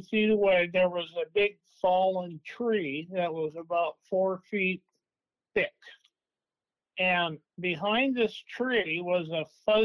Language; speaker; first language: English; native; English